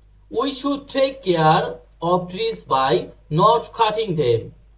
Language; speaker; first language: English; non-native, local second language; Bangla